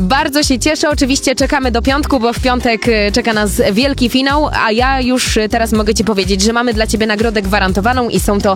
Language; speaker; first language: Polish; native; Polish